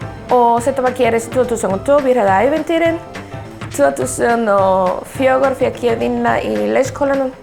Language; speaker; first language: Icelandic; non-native, fluent; Spanish